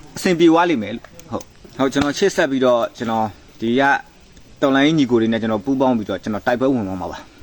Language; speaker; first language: Burmese; native; Burmese